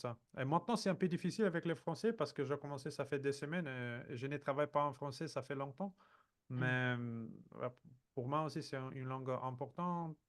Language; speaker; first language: French; non-native, fluent; Portuguese